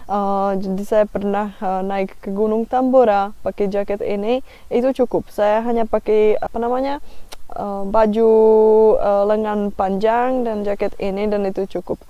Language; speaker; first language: Indonesian; non-native, fluent; Czech